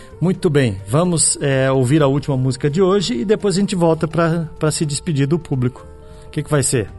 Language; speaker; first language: Portuguese; native; Portuguese